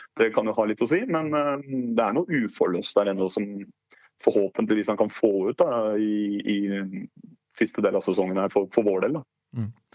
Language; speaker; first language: Norwegian; native; Norwegian